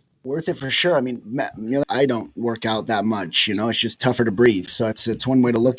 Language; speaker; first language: English; native; English